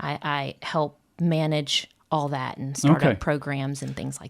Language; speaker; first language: English; native; English